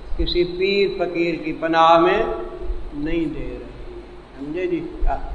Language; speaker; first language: Urdu; non-native, local second language; Saraiki